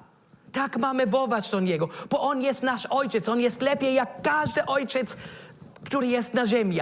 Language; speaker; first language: Polish; non-native, learner; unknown